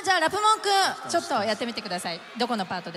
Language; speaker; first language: Japanese; native; Japanese